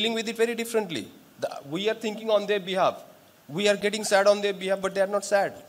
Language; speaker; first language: English; non-native, local second language; Marathi